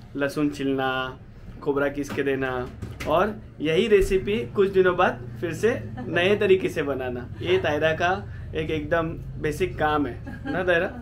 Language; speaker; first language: Hindi; non-native, local second language; Marathi